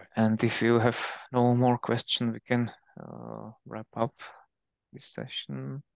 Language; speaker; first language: English; non-native, fluent; Czech